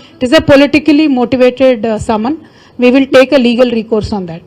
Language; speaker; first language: English; non-native, local second language; Telugu